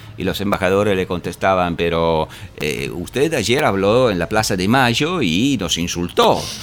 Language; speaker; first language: Spanish; non-native, fluent; Italian